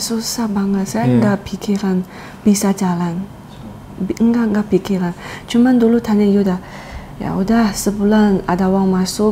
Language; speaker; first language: Indonesian; non-native, learner; Chinese